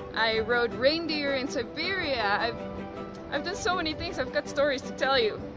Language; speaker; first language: English; non-native, fluent; Dutch